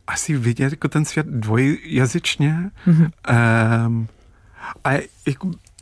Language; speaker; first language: Czech; non-native, fluent; English